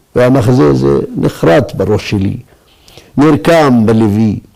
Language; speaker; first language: Hebrew; non-native, local second language; Arabic